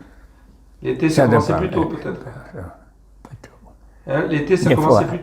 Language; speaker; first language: French; native; French